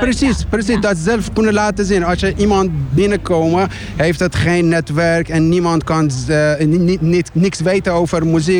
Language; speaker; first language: Dutch; non-native, learner; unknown